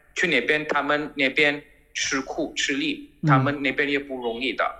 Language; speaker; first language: Chinese; non-native, fluent; Gujarati